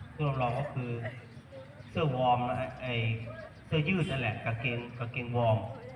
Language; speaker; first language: Thai; native; Thai